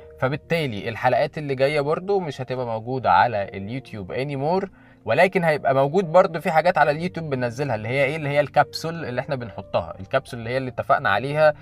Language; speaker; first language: Arabic; native; Arabic